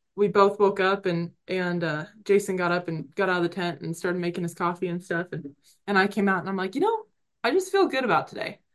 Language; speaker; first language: English; native; English